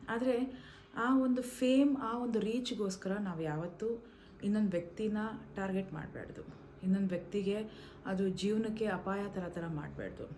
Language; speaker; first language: Kannada; non-native, local second language; Malayalam